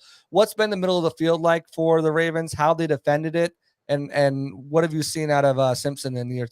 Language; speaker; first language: English; native; English